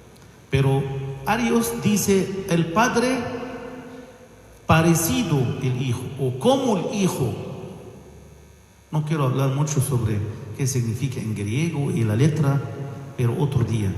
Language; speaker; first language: Spanish; non-native, fluent; Arabic